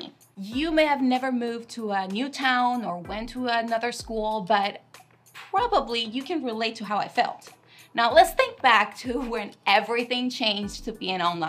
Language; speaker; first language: English; non-native, fluent; Spanish